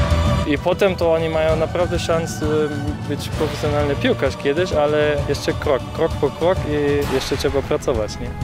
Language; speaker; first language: Polish; early bilingual, heritage; Polish